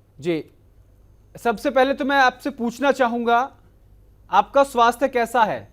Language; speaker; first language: Hindi; native; Hindi